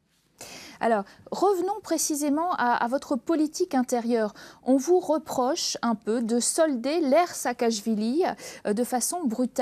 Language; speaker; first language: French; native; French